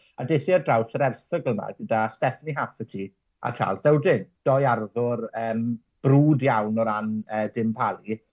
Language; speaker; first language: Welsh; native; Welsh